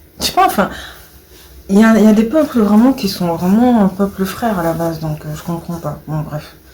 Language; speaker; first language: French; early bilingual, other home language; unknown